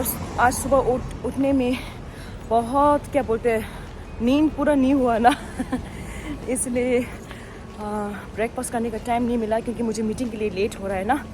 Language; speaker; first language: Hindi; non-native, local second language; Tibetan